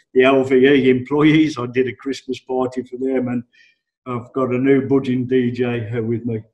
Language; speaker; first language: English; native; English